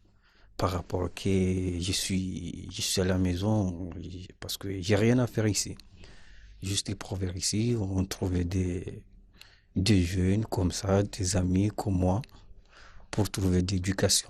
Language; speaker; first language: French; non-native, learner; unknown